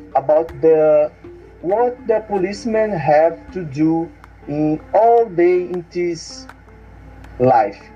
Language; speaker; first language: English; non-native, learner; Portuguese